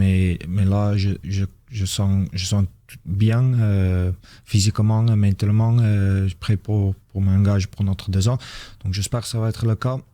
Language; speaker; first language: French; non-native, fluent; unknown